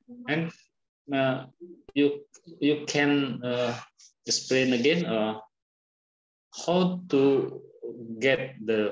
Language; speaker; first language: English; non-native, learner; Indonesian